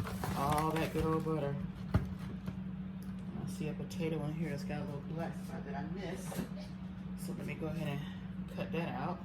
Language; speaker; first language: English; native; English